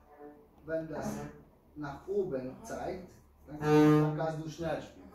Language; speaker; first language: German; non-native, fluent; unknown